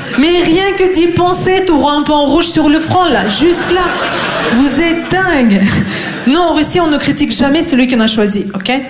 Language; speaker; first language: French; non-native, fluent; Russian